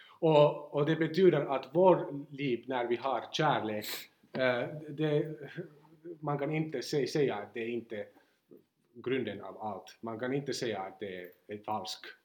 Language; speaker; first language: Swedish; non-native, local second language; Finnish